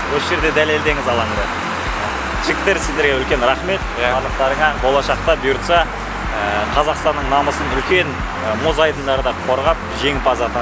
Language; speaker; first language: Kazakh; native; Kazakh